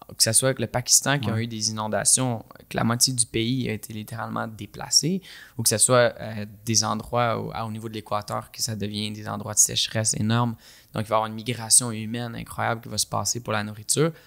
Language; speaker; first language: French; native; French